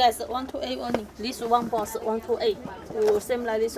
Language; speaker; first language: English; non-native, learner; Chinese